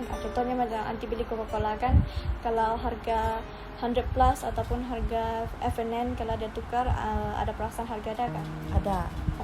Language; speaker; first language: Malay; non-native, local second language; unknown